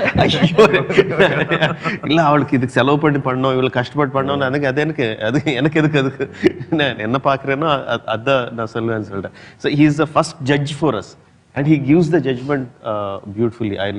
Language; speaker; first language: Tamil; non-native, fluent; Telugu